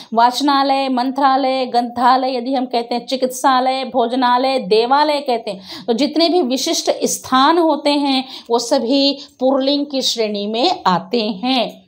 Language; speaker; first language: Hindi; native; Hindi